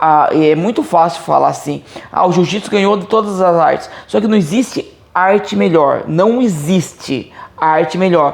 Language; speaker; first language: Portuguese; native; Portuguese